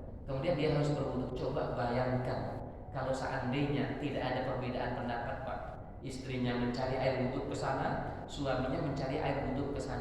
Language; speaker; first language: Indonesian; native; Indonesian